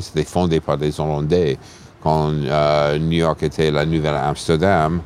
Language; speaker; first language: French; non-native, fluent; English